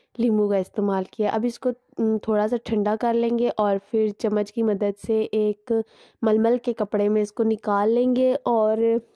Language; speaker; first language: Hindi; native; Hindi